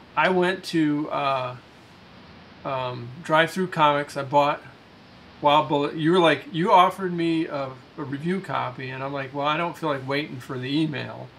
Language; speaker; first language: English; native; English